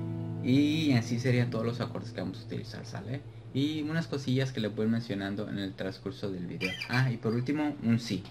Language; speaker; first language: Spanish; native; Spanish